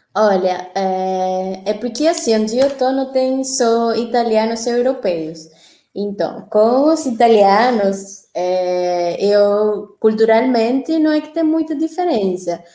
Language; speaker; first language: Portuguese; non-native, fluent; Spanish